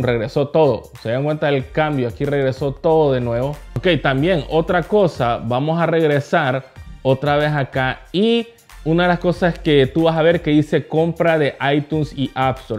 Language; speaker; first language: Spanish; native; Spanish